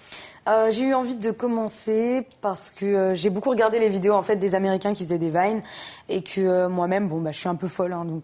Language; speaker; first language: French; native; French